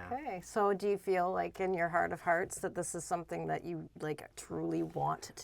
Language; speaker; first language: English; native; English